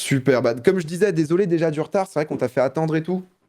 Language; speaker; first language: French; native; French